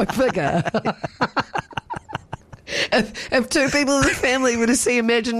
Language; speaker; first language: English; native; English